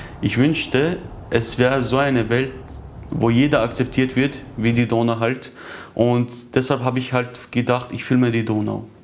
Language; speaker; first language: German; early bilingual, other home language; Chechen